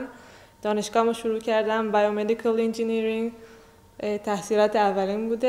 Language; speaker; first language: Persian; early bilingual, heritage; Persian